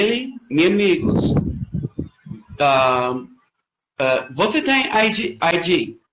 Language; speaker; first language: Portuguese; non-native, learner; English